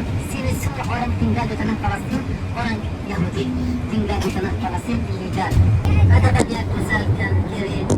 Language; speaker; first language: Indonesian; non-native, learner; Arabic